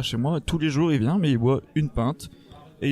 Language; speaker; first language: French; native; French